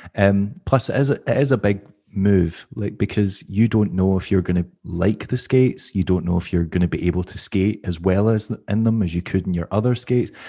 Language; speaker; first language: English; native; English